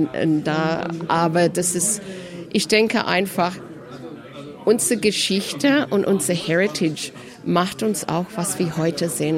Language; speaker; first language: German; early bilingual, heritage; German